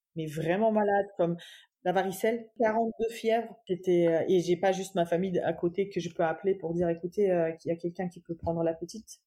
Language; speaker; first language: French; non-native, fluent; German